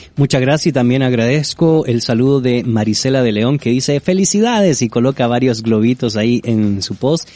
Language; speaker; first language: Spanish; native; Spanish